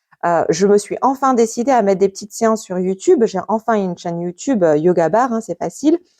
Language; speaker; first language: French; native; French